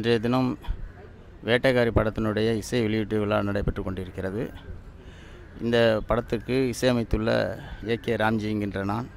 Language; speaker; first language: Tamil; native; Tamil